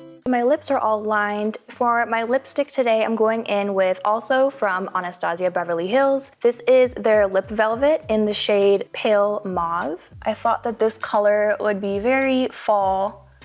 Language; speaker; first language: English; native; English